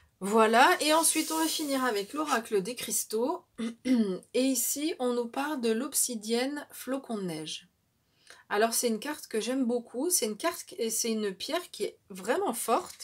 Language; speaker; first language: French; native; French